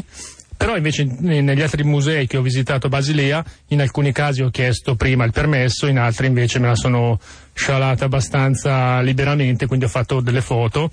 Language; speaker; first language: Italian; native; Italian